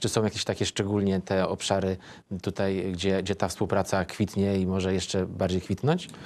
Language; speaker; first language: Polish; native; Polish